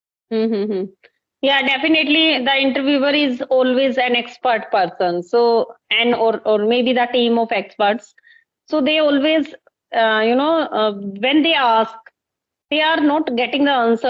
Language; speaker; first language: English; non-native, local second language; Hindi